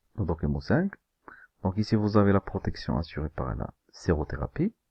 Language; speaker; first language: French; non-native, local second language; Arabic